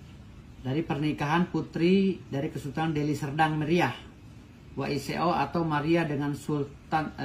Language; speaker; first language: Indonesian; native; Indonesian